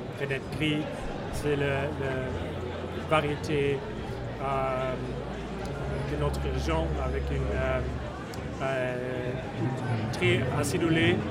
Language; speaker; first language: French; non-native, learner; German